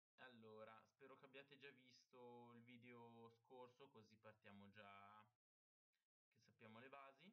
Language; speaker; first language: Italian; native; Italian